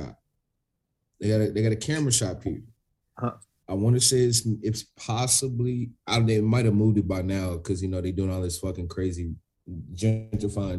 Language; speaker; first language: English; native; English